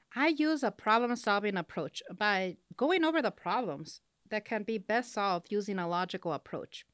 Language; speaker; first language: English; non-native, local second language; Spanish